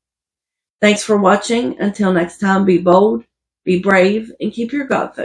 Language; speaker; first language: English; native; English